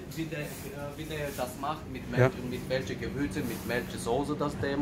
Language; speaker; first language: German; non-native, learner; Turkish